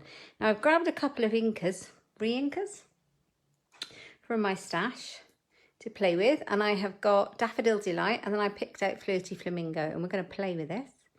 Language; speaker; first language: English; native; English